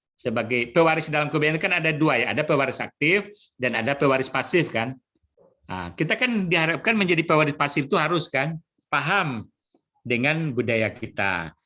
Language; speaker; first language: Indonesian; non-native, local second language; Minangkabau